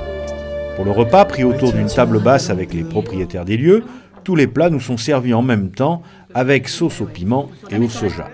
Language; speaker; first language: French; native; French